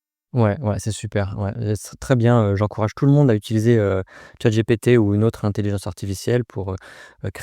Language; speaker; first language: French; native; French